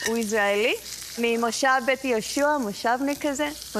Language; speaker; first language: Hebrew; non-native, fluent; Greek